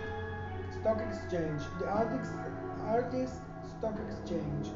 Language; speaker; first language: English; non-native, fluent; Hebrew